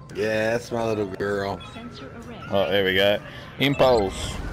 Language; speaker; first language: English; native; English